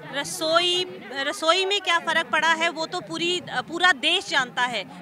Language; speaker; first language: Hindi; native; Hindi